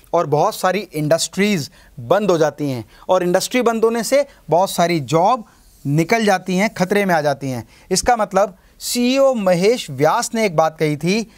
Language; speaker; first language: Hindi; native; Hindi